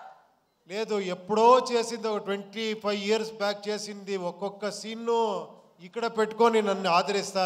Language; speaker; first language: Telugu; non-native, local second language; Kannada